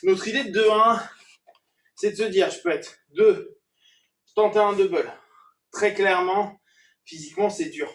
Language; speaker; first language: French; native; French